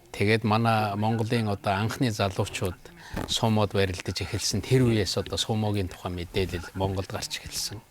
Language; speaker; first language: Mongolian; native; Mongolian